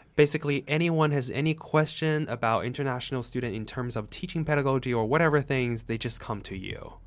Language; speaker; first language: English; non-native, fluent; Chinese